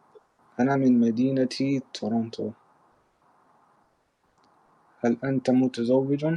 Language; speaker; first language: Arabic; non-native, learner; English